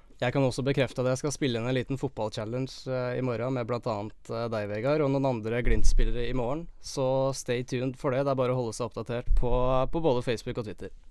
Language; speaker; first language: Norwegian; native; Norwegian